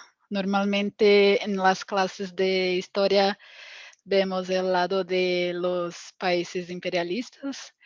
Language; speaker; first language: Spanish; non-native, fluent; Portuguese